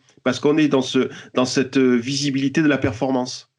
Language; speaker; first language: French; native; French